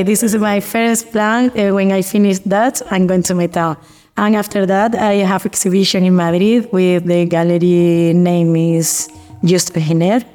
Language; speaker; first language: English; non-native, learner; Spanish